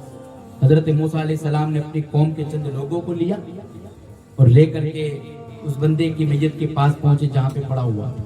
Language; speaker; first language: Urdu; native; Urdu